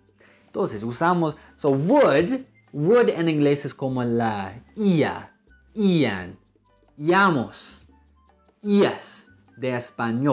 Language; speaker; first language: Spanish; non-native, fluent; English